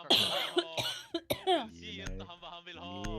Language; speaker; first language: Swedish; native; Swedish